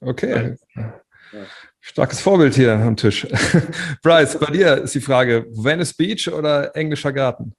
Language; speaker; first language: German; native; German